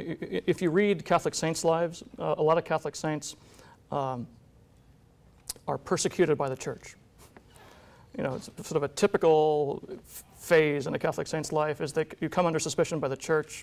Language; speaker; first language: English; native; English